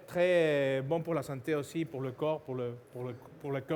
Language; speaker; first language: French; non-native, fluent; Spanish